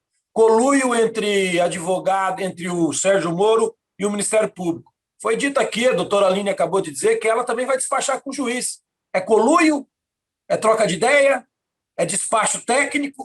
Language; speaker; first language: Portuguese; native; Portuguese